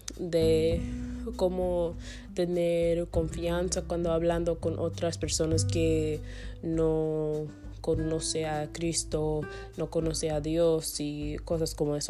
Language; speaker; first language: Spanish; non-native, learner; English